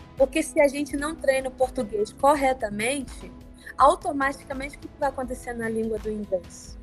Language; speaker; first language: Portuguese; native; Portuguese